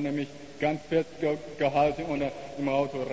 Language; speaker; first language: German; non-native, learner; Chinese